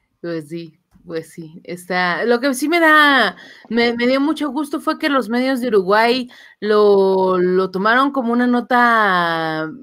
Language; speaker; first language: Spanish; native; Spanish